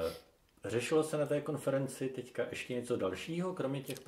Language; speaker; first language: Czech; native; Czech